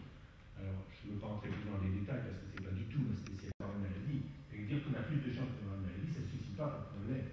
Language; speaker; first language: French; native; French